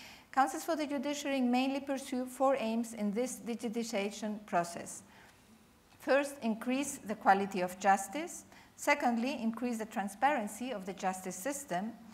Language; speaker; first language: English; non-native, fluent; Spanish